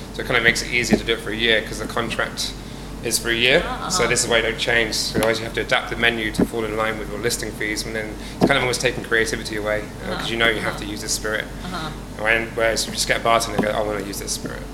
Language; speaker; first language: English; native; English